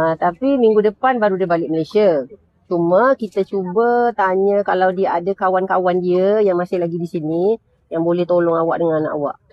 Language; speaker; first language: Malay; native; Malay